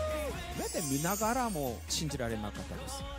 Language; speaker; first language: Japanese; non-native, learner; Korean